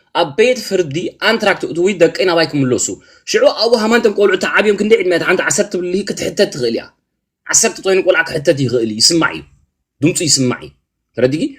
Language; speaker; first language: Tigrinya; early bilingual, heritage; Tigrinya